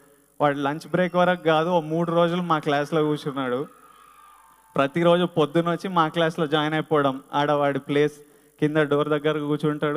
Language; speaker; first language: Telugu; native; Telugu